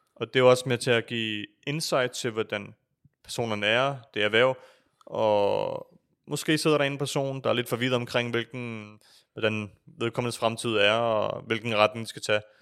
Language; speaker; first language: Danish; early bilingual, other home language; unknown